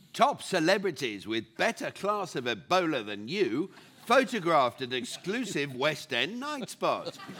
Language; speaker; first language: English; native; English